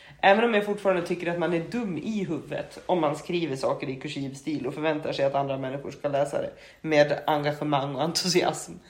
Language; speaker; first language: Swedish; native; Swedish